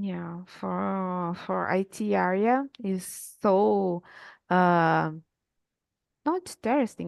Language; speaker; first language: English; non-native, learner; Portuguese